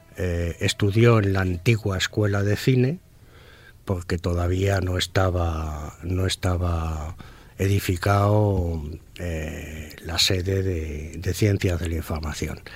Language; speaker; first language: Spanish; native; Spanish